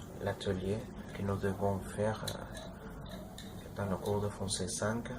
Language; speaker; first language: French; non-native, learner; Spanish